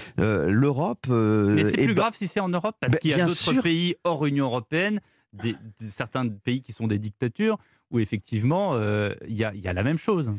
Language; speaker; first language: French; native; French